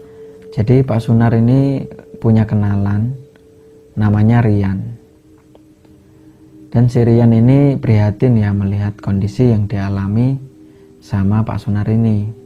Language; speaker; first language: Indonesian; native; Indonesian